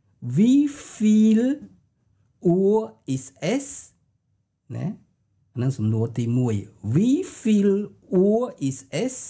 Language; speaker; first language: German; non-native, fluent; Khmer